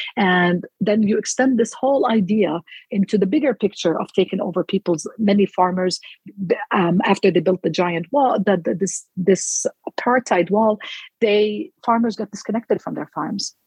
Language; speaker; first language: English; non-native, fluent; Arabic